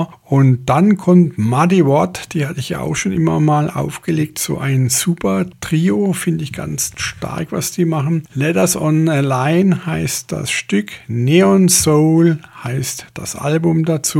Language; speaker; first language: German; native; German